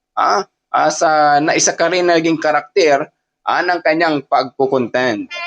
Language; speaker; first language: Filipino; non-native, local second language; Waray